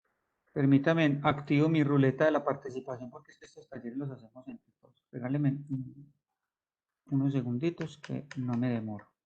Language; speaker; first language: Spanish; native; Spanish